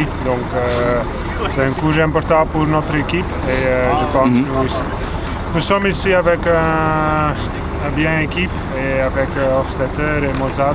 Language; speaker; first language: French; non-native, local second language; Dutch